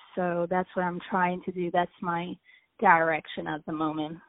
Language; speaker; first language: English; early bilingual, other home language; Italian